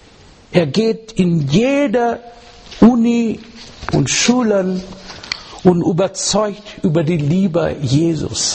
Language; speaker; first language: German; non-native, learner; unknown